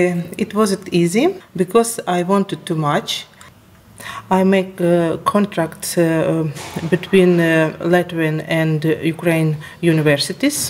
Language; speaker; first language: English; non-native, learner; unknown